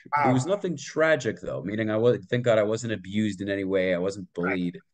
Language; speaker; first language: English; native; English